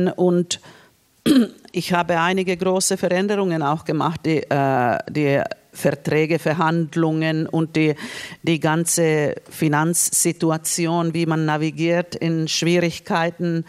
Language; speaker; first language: German; non-native, fluent; Finnish